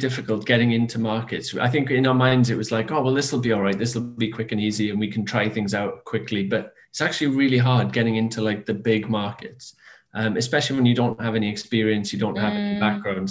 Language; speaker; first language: English; native; English